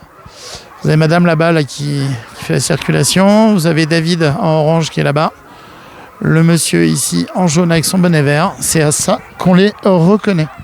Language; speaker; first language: French; native; French